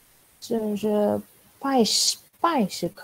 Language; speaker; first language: Chinese; non-native, learner; Indonesian